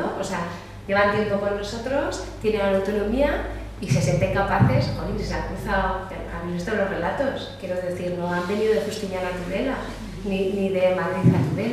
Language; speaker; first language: Spanish; native; Spanish